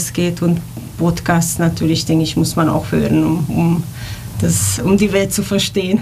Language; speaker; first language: German; non-native, fluent; Romanian